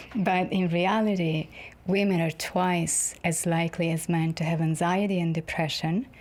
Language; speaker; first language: English; non-native, fluent; Italian